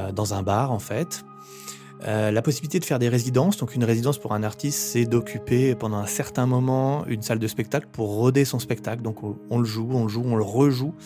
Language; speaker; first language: French; native; French